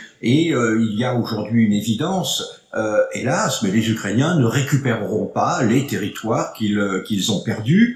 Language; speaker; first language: French; native; French